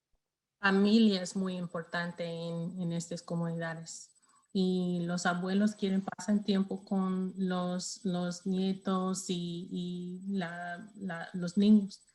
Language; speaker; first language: Spanish; non-native, learner; English